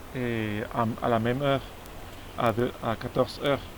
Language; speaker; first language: French; non-native, fluent; Spanish